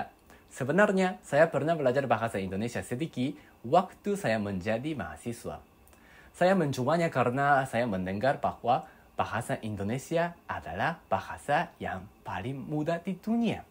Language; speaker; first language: Indonesian; non-native, learner; Japanese